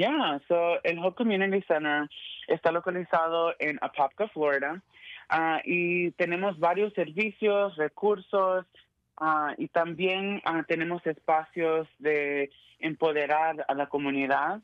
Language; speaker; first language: Spanish; early bilingual, heritage; Spanish